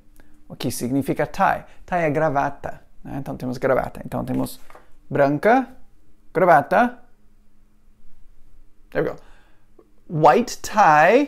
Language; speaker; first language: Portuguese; non-native, fluent; English